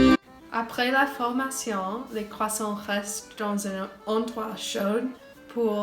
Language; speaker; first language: French; non-native, learner; English